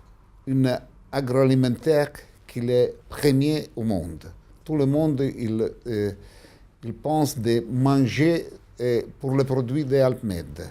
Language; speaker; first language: French; non-native, fluent; Italian